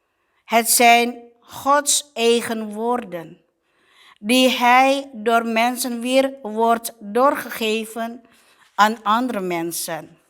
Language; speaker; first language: Dutch; non-native, fluent; Indonesian